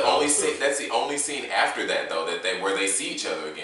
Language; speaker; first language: English; native; English